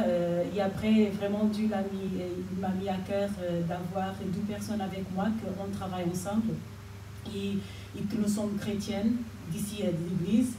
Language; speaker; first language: French; non-native, fluent; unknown